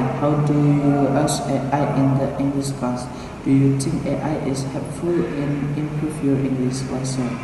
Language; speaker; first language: English; non-native, learner; Indonesian